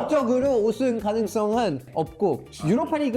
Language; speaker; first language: Korean; native; Korean